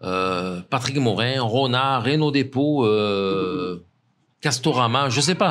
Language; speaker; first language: French; native; French